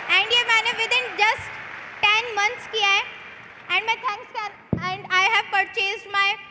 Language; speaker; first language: Hindi; native; Hindi